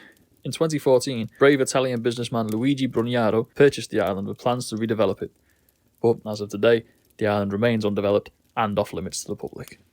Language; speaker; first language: English; native; English